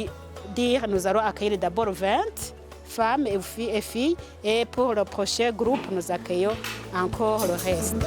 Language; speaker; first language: French; non-native, local second language; Rundi